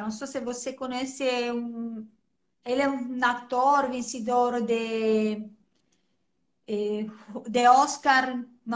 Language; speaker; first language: Portuguese; non-native, fluent; Italian